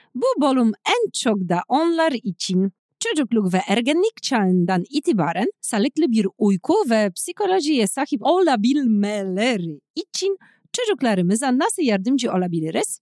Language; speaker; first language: Turkish; non-native, fluent; Polish